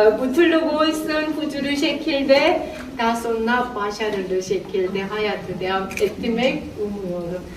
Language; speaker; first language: Turkish; non-native, learner; Korean